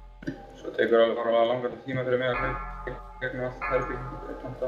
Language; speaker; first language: Icelandic; native; Icelandic